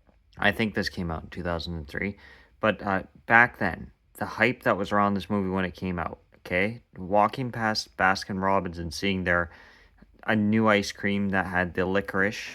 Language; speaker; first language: English; native; English